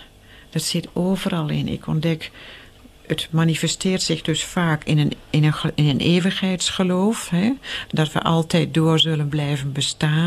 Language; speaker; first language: Dutch; native; Dutch